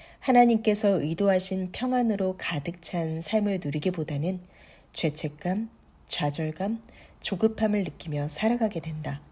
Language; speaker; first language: Korean; native; Korean